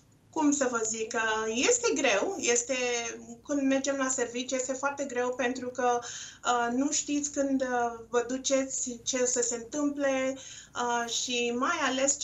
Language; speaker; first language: Romanian; non-native, local second language; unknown